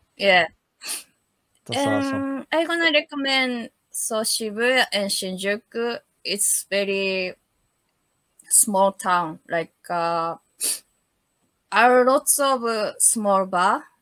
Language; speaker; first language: English; non-native, learner; Japanese